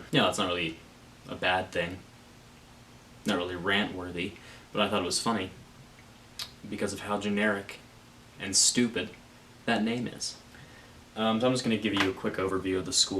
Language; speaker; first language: English; native; English